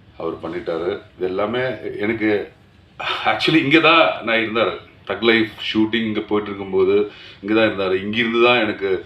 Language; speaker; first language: Tamil; non-native, learner; Malayalam